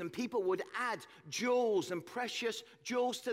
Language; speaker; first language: English; native; English